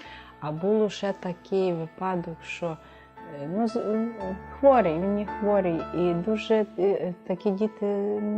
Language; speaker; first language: Ukrainian; native; Ukrainian